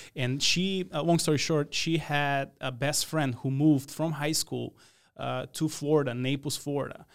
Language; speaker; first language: English; non-native, fluent; Macedonian